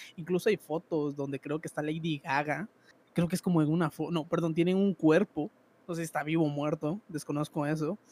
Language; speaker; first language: Spanish; native; Spanish